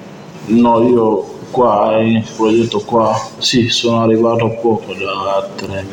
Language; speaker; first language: Italian; non-native, fluent; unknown